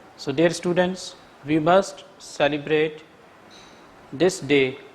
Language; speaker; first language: English; non-native, local second language; Urdu